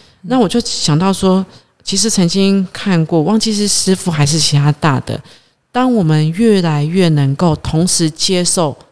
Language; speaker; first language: Chinese; native; Chinese